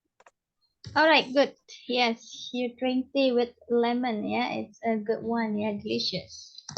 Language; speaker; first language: English; non-native, fluent; Indonesian